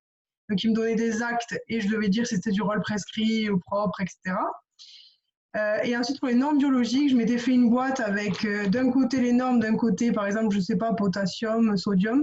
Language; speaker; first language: French; native; French